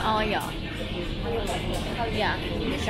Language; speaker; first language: German; non-native, learner; Thai